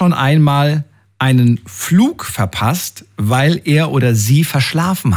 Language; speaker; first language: German; native; German